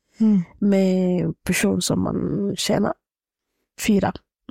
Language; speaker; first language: Swedish; non-native, fluent; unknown